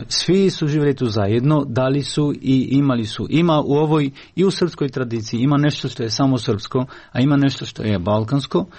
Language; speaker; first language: Croatian; non-native, fluent; Albanian